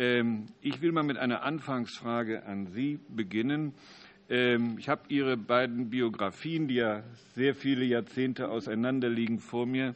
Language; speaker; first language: German; native; German